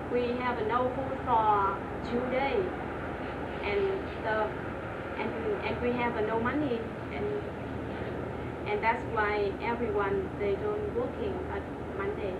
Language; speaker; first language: English; non-native, learner; Vietnamese